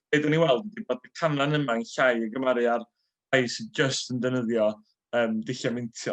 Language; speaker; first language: Welsh; native; Welsh